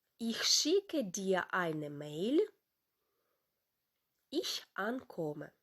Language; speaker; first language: German; non-native, fluent; Ukrainian